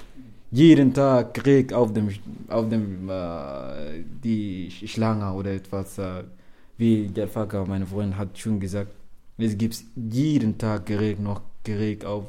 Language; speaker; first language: German; non-native, learner; Arabic